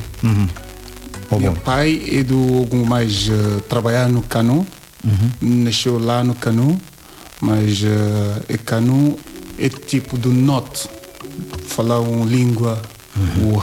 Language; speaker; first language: Portuguese; non-native, learner; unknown